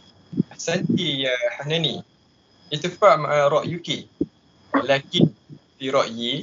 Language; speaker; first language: Arabic; non-native, learner; Malay